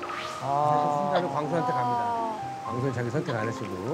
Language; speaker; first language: Korean; native; Korean